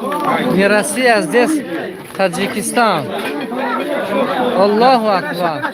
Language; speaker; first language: Russian; non-native, learner; Tajik